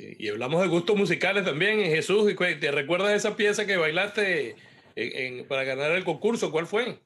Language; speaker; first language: Spanish; native; Spanish